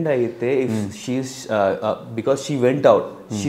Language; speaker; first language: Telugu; non-native, learner; Hindi